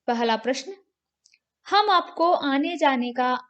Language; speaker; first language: Hindi; non-native, local second language; Kannada